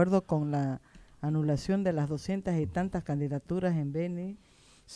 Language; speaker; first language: Spanish; native; Spanish